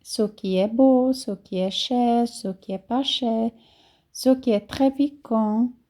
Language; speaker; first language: French; non-native, fluent; Portuguese